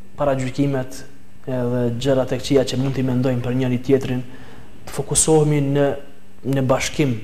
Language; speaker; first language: Albanian; native; Albanian